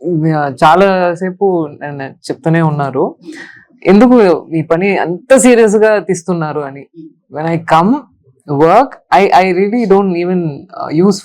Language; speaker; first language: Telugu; non-native, learner; Tamil